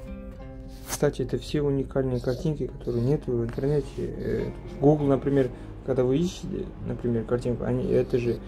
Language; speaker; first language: Russian; non-native, local second language; Kazakh